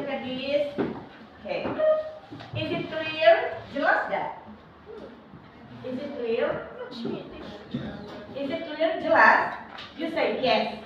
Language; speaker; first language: English; non-native, learner; Indonesian